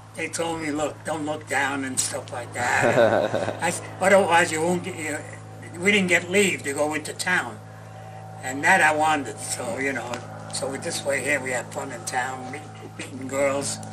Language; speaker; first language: English; native; English